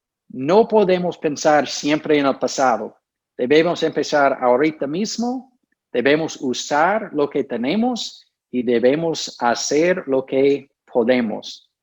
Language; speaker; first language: Spanish; non-native, fluent; English